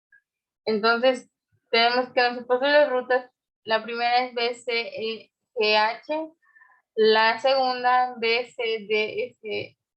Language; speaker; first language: Spanish; native; Spanish